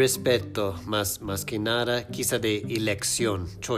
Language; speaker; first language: Spanish; non-native, fluent; English